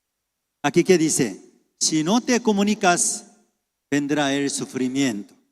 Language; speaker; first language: Spanish; non-native, fluent; Korean